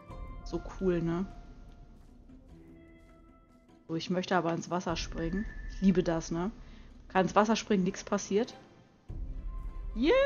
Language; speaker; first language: German; native; German